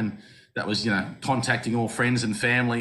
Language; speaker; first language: English; native; English